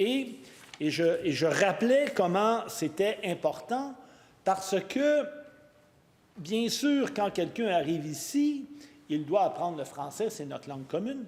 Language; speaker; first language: French; native; French